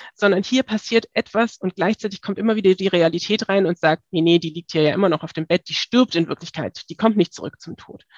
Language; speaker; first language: German; native; German